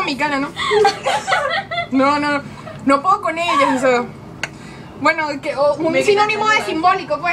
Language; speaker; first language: Spanish; native; Spanish